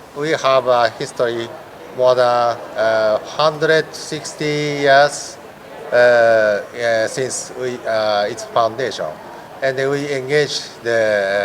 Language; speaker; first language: English; non-native, learner; Japanese